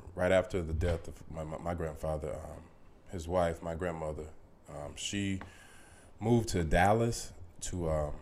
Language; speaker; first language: English; native; English